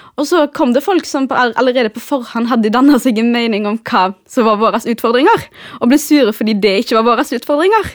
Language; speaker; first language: Norwegian; early bilingual, other home language; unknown